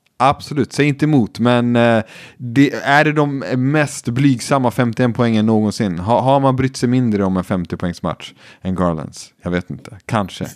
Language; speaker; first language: Swedish; native; Swedish